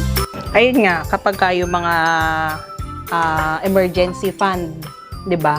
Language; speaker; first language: Filipino; native; Filipino